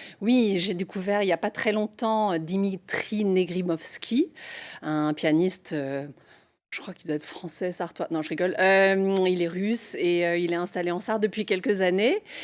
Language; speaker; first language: French; non-native, fluent; English